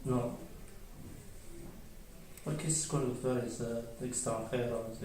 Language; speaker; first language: Spanish; non-native, learner; Arabic